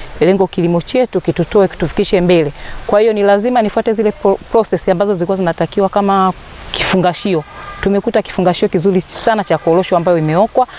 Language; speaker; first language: Swahili; native; Swahili